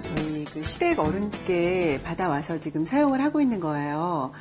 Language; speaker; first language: Korean; native; Korean